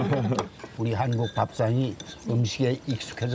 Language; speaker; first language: Korean; native; Korean